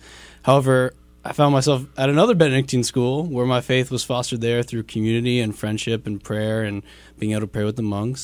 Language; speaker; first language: English; native; English